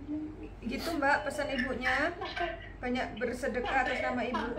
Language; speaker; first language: Indonesian; native; Indonesian